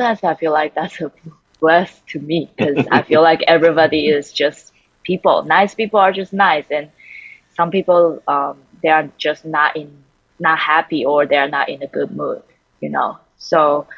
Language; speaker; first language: English; non-native, fluent; Chinese